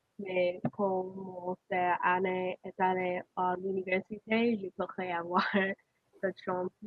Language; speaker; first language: French; non-native, learner; English